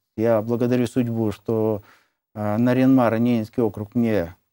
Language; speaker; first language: Russian; native; Russian